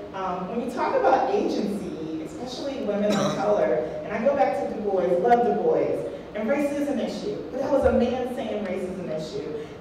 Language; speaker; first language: English; native; English